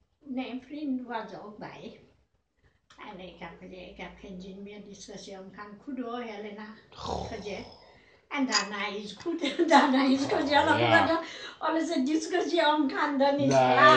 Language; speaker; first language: Dutch; non-native, learner; Nepali